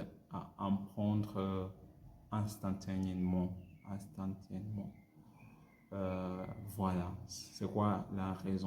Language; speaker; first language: French; non-native, learner; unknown